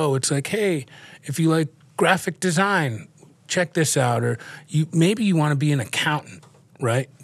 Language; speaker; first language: English; native; English